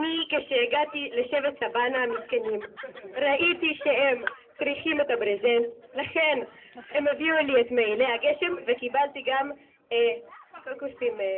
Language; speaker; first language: Hebrew; native; Hebrew